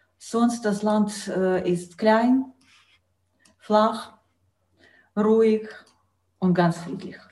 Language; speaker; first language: German; non-native, fluent; Russian